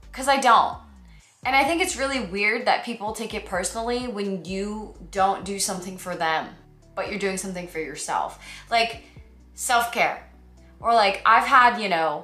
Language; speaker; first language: English; native; English